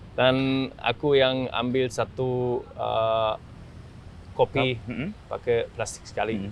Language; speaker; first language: Indonesian; non-native, fluent; German